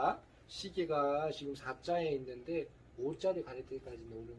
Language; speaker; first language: Korean; native; Korean